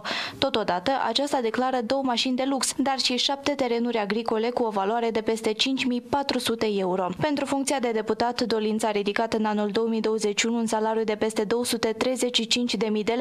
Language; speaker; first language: Romanian; native; Romanian